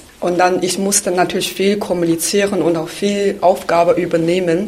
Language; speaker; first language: German; non-native, fluent; Chinese